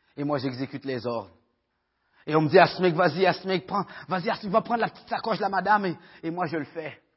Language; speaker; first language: French; early bilingual, other home language; Haitian Creole